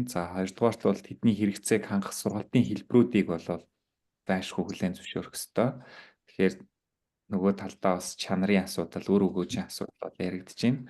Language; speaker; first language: Mongolian; native; Mongolian